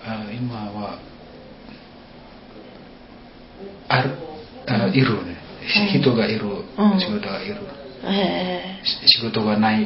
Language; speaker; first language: Japanese; non-native, learner; Indonesian